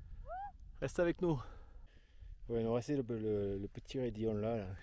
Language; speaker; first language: French; native; French